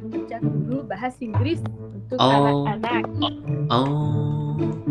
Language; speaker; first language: Indonesian; non-native, learner; Portuguese